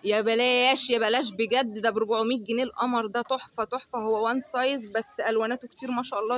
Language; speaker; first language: Arabic; native; Arabic